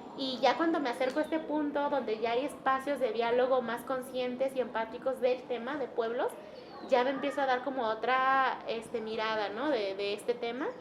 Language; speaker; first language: Spanish; non-native, local second language; Mixtepec Mixtec